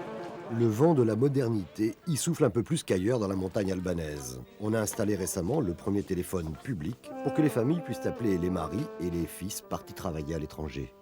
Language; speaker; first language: French; native; French